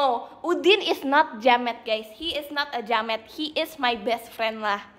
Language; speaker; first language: English; non-native, learner; Indonesian